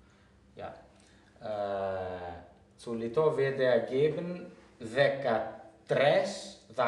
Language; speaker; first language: German; non-native, fluent; Greek